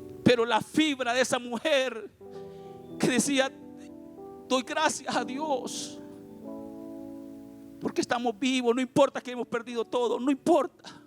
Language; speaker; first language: Spanish; native; Spanish